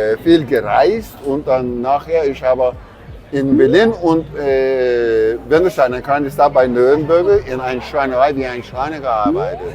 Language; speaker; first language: German; non-native, fluent; English